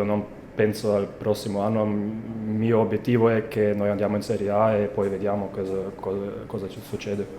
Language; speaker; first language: Italian; non-native, fluent; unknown